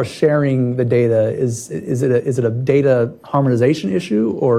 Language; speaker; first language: English; native; English